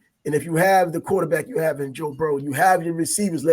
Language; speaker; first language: English; native; English